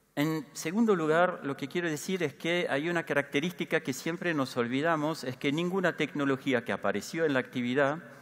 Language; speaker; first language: Spanish; non-native, fluent; French